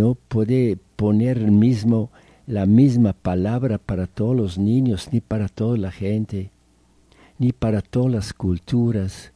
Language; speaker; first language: Spanish; non-native, fluent; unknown